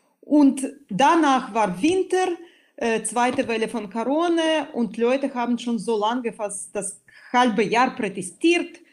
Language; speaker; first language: German; non-native, fluent; Belarusian